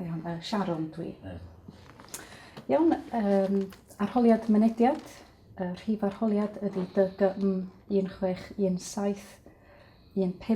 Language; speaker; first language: Welsh; native; Welsh